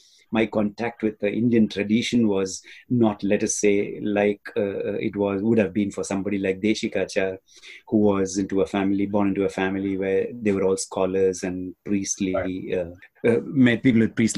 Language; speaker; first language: English; non-native, local second language; Tamil